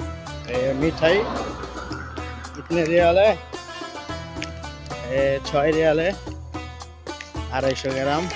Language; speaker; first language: Hindi; non-native, learner; Bangla